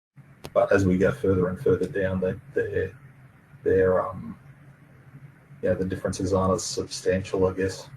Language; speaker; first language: English; native; English